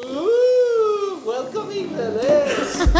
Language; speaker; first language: Dutch; non-native, fluent; Spanish